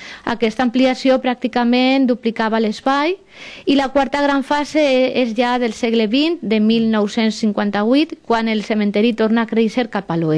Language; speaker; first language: Catalan; native; Catalan